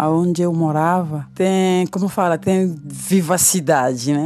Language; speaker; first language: Portuguese; non-native, local second language; French